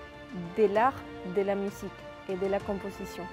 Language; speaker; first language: French; non-native, fluent; Spanish